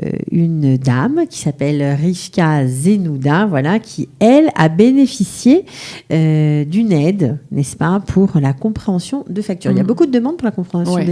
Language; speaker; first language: French; native; French